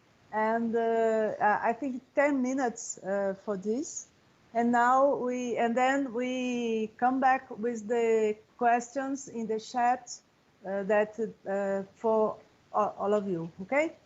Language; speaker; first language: English; non-native, learner; Portuguese